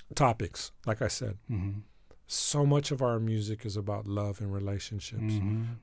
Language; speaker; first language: English; native; English